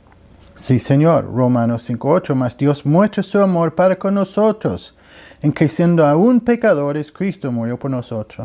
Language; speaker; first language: Spanish; non-native, learner; English